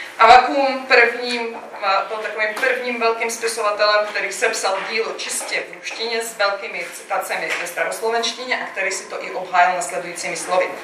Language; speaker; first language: Czech; non-native, fluent; Russian